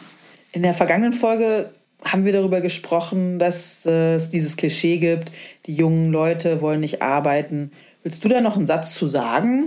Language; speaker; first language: German; native; German